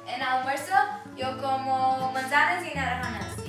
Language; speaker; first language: Spanish; non-native, learner; English